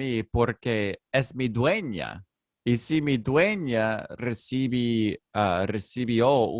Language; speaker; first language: Spanish; non-native, learner; English